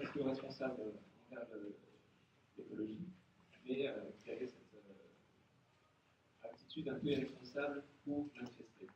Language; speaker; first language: French; native; French